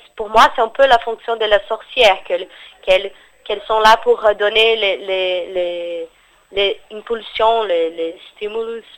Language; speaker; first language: French; non-native, fluent; Portuguese